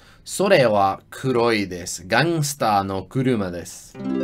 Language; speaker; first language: Japanese; non-native, learner; English